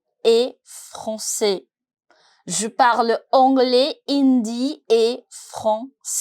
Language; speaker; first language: French; non-native, fluent; Hindi